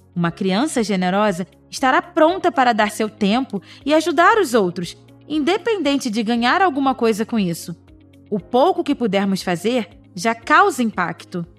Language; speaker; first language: Portuguese; native; Portuguese